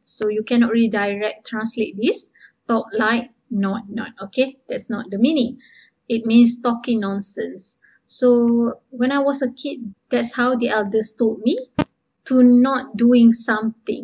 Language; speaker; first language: English; non-native, local second language; Malay